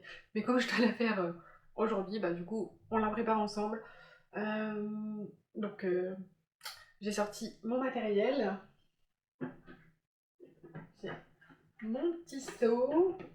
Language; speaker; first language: French; native; French